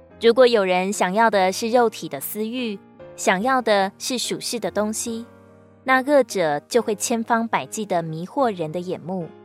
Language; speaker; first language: Chinese; native; Chinese